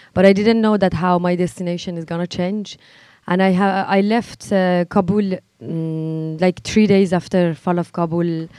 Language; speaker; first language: English; non-native, fluent; Persian